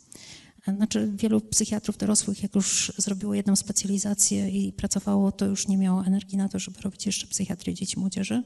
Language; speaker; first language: Polish; native; Polish